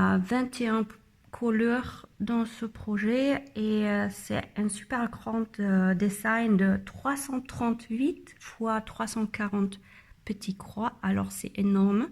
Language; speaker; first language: French; non-native, learner; German